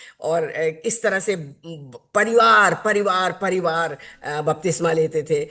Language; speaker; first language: Hindi; native; Hindi